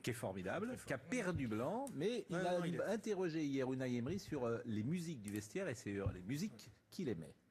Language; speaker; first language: French; native; French